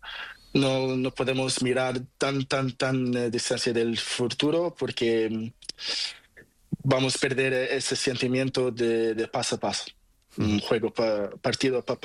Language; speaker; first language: Spanish; non-native, learner; Portuguese